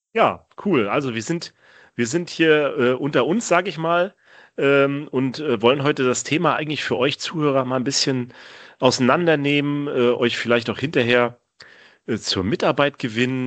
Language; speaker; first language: German; native; German